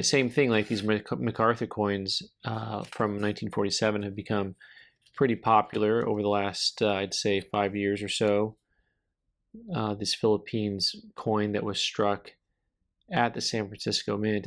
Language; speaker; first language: English; native; English